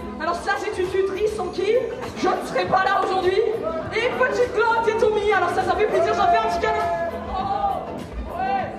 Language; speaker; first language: French; native; French